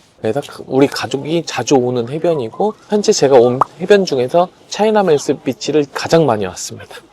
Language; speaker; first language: Korean; native; Korean